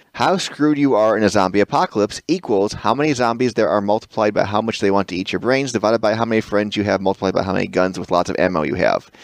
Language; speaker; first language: English; native; English